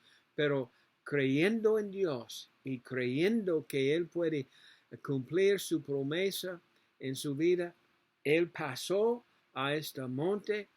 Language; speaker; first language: Spanish; non-native, learner; English